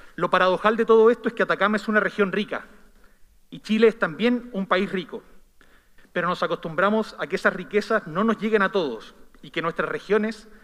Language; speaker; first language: Spanish; native; Spanish